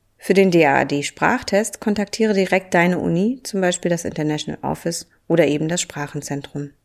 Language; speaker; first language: German; native; German